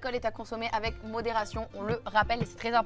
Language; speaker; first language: French; native; French